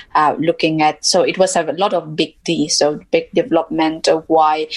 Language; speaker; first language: English; non-native, local second language; Mizo